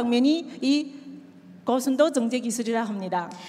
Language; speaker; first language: Korean; native; Korean